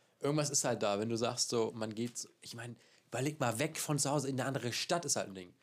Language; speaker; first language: German; native; German